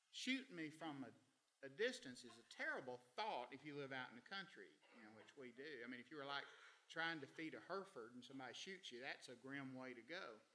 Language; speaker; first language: English; native; English